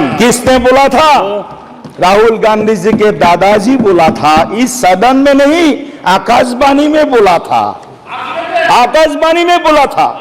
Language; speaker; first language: Hindi; non-native, local second language; Assamese